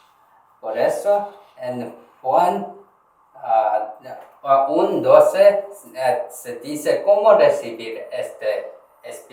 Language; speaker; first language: Spanish; non-native, learner; Korean